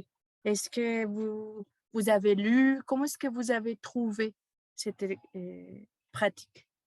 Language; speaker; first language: French; non-native, fluent; Spanish